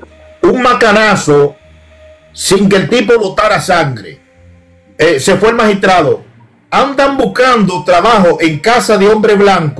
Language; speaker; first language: Spanish; native; Spanish